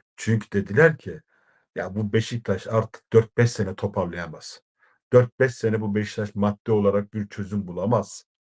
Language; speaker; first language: Turkish; native; Turkish